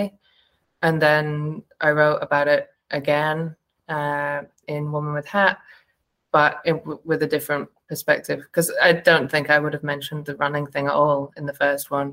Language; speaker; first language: English; native; English